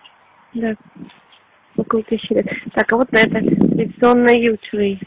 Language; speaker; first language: Russian; native; Russian